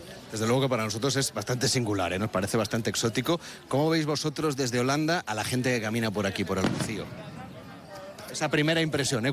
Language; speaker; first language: Spanish; native; Spanish